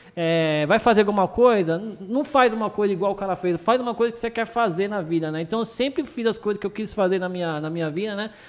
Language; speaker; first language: Portuguese; early bilingual, other home language; Japanese